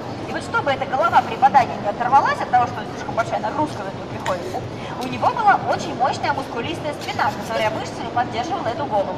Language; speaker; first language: Russian; native; Russian